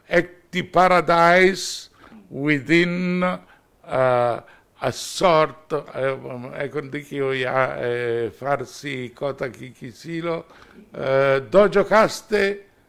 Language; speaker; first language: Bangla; non-native, fluent; Italian